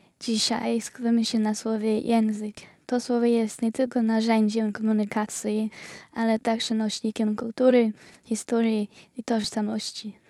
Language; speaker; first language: Polish; non-native, learner; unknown